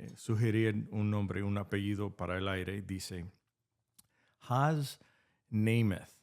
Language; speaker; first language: Spanish; non-native, fluent; English